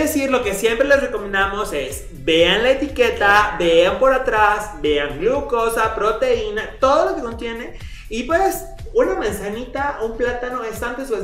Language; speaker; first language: Spanish; native; Spanish